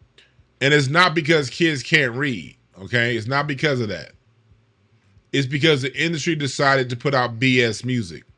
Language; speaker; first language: English; native; English